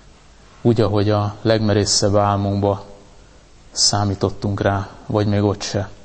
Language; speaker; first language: Hungarian; native; Hungarian